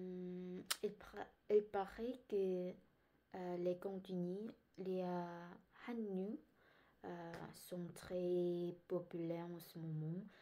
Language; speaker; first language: French; non-native, learner; Korean